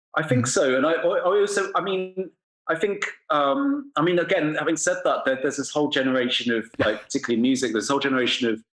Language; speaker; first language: English; native; English